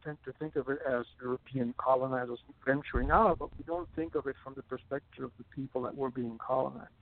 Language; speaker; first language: English; non-native, fluent; German